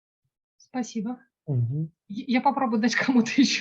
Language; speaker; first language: Russian; native; Russian